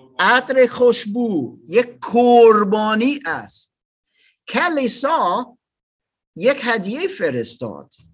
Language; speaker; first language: Persian; non-native, learner; English